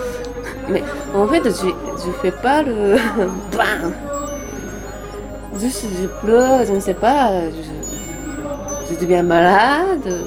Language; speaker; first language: French; non-native, learner; Japanese